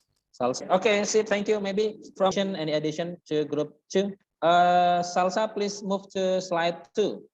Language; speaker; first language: English; non-native, fluent; Indonesian